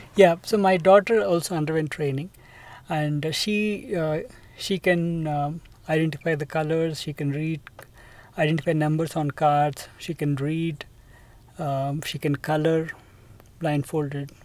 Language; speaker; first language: English; non-native, local second language; Telugu